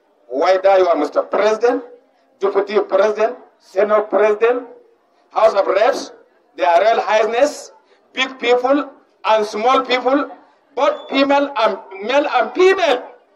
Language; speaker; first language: English; non-native, local second language; Hausa